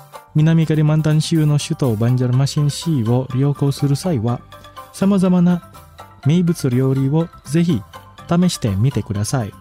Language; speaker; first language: Japanese; non-native, fluent; Indonesian